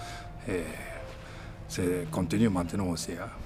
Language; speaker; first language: French; non-native, learner; Japanese